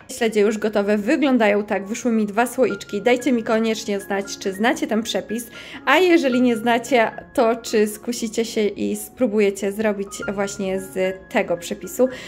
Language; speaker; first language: Polish; native; Polish